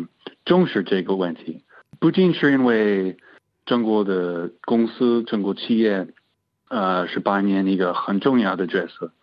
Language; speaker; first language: Chinese; non-native, fluent; English